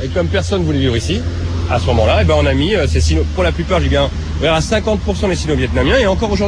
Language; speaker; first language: French; native; French